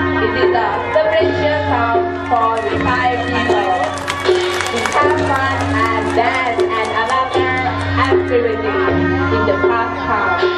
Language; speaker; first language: English; non-native, learner; Thai